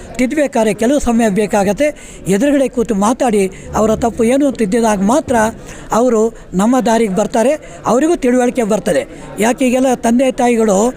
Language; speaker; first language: Kannada; native; Kannada